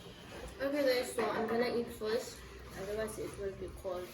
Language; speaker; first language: English; non-native, learner; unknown